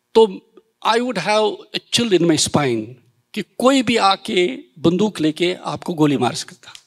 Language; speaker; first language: Hindi; native; Hindi